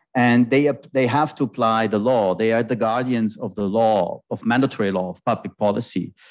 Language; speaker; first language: English; non-native, fluent; German